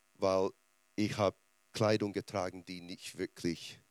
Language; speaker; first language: German; non-native, fluent; English